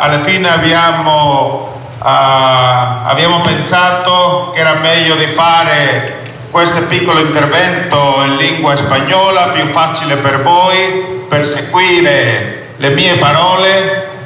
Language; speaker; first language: Italian; non-native, learner; Spanish